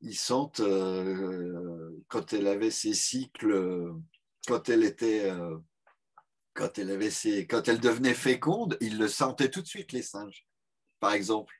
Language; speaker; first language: French; native; French